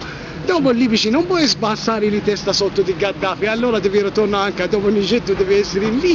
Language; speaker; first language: Italian; non-native, learner; Arabic